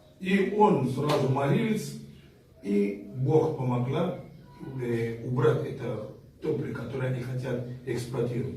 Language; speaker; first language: Russian; non-native, fluent; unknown